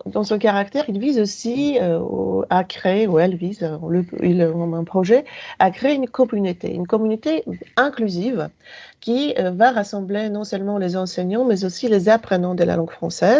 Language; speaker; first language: French; non-native, fluent; Polish